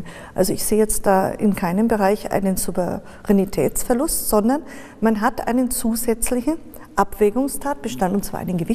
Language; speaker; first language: German; native; German